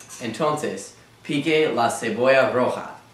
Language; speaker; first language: Spanish; non-native, learner; English